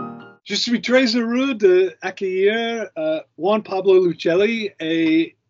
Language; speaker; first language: French; non-native, fluent; English